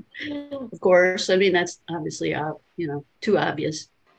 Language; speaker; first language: English; native; English